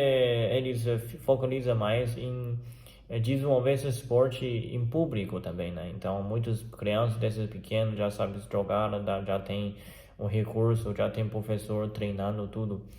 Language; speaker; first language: Portuguese; non-native, learner; Chinese